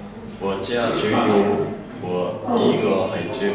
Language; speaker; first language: Chinese; non-native, learner; Korean